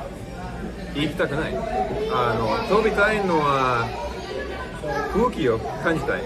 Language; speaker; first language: Japanese; non-native, learner; English